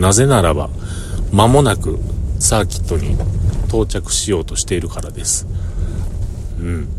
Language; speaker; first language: Japanese; native; Japanese